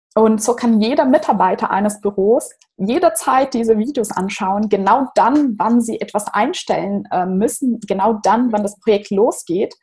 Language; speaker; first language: German; non-native, fluent; Portuguese